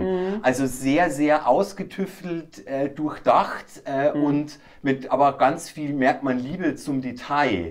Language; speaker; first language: German; native; German